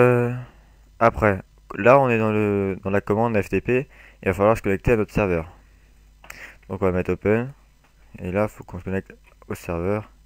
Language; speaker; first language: French; native; French